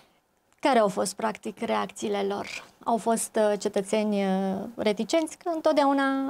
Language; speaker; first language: Romanian; native; Romanian